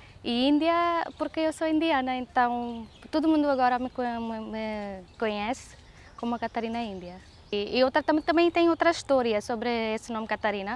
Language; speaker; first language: Portuguese; non-native, fluent; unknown